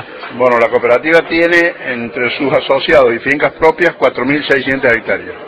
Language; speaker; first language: Spanish; native; Spanish